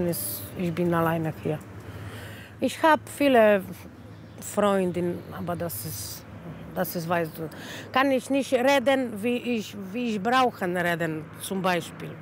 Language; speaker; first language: German; non-native, learner; Polish